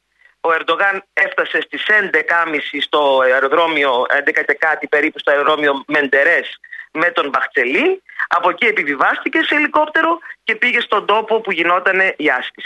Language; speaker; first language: Greek; native; Greek